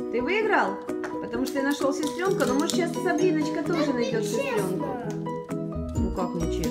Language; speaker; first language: Russian; native; Russian